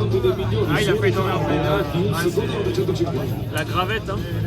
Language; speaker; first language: French; native; French